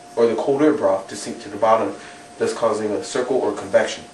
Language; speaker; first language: English; native; English